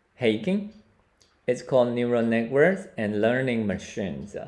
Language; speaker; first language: English; non-native, fluent; Chinese